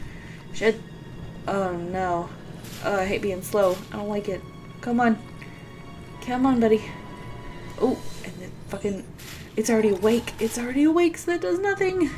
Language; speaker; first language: English; native; English